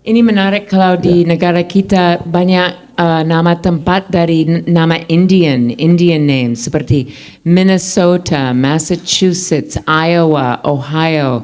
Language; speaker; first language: Indonesian; non-native, fluent; English